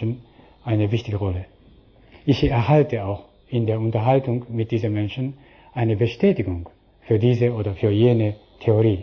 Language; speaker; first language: German; non-native, fluent; Japanese